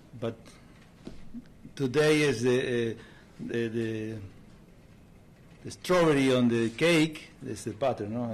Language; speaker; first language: English; non-native, learner; Spanish